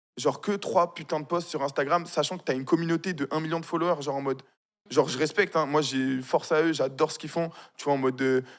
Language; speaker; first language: French; early bilingual, other home language; Arabic